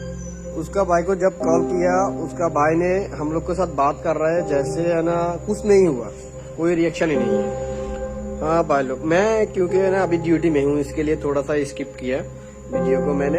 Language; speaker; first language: Hindi; non-native, fluent; Bangla